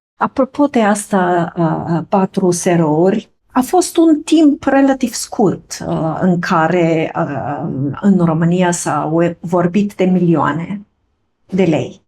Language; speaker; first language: Romanian; non-native, fluent; German